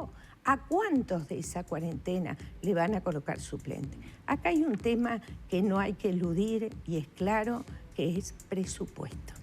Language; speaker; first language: Spanish; native; Spanish